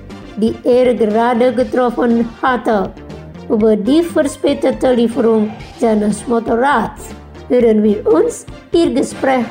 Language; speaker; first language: German; non-native, learner; Indonesian